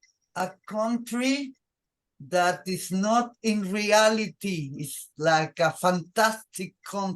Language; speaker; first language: English; non-native, fluent; Spanish